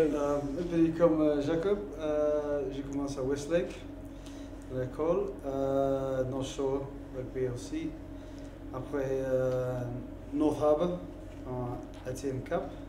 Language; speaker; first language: French; non-native, learner; English